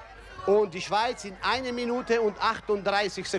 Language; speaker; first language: German; non-native, fluent; Italian